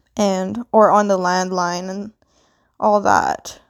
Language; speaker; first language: English; non-native, local second language; Filipino